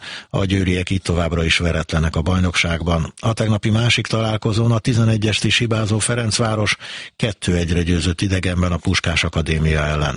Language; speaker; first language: Hungarian; native; Hungarian